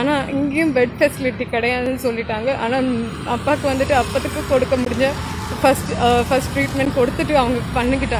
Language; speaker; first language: Tamil; non-native, local second language; Malayalam